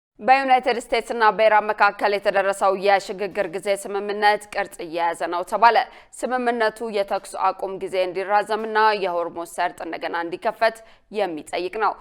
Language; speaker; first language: Amharic; native; Amharic